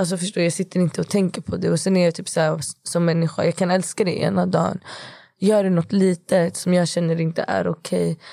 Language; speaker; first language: Swedish; early bilingual, other home language; Kurdish